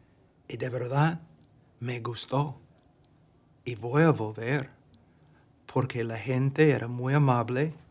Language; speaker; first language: Spanish; non-native, fluent; English